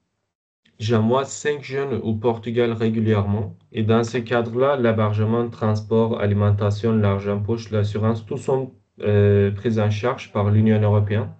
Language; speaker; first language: French; non-native, fluent; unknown